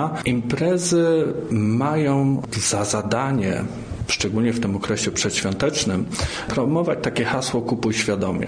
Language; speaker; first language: Polish; native; Polish